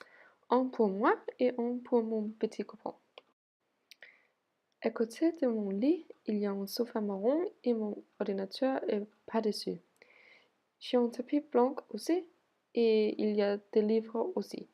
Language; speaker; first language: French; non-native, learner; Danish